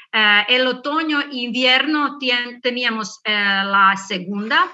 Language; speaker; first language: Spanish; non-native, learner; Croatian